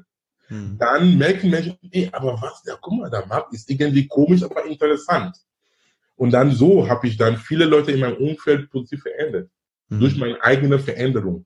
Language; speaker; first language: German; non-native, fluent; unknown